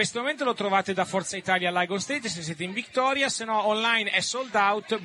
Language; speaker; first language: Italian; native; Italian